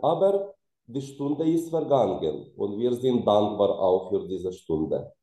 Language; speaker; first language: German; non-native, fluent; Ukrainian